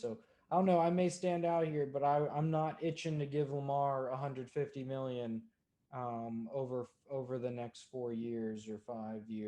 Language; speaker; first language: English; native; English